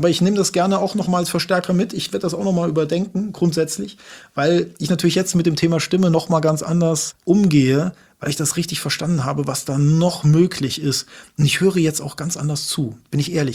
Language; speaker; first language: German; native; German